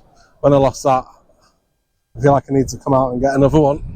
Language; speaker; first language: English; native; English